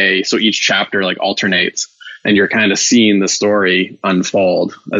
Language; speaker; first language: English; native; English